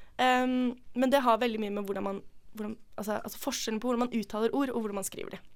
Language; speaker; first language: Norwegian; non-native, local second language; Icelandic